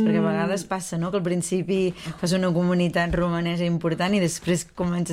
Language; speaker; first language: Catalan; native; Catalan